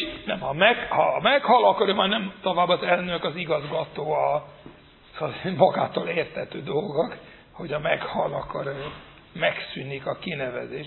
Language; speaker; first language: Hungarian; non-native, fluent; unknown